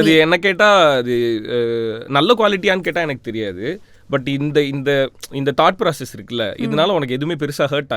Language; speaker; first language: Tamil; native; Tamil